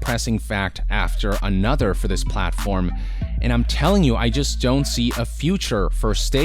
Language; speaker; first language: English; native; English